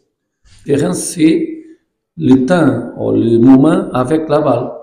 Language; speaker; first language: French; non-native, fluent; Portuguese